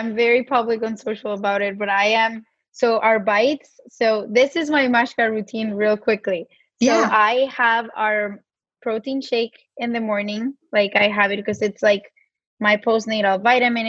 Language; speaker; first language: English; non-native, fluent; Spanish